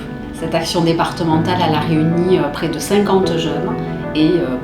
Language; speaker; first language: French; native; French